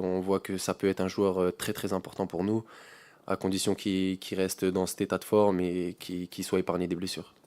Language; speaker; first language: French; native; French